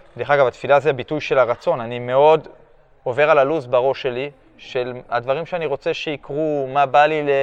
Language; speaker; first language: Hebrew; early bilingual, other home language; French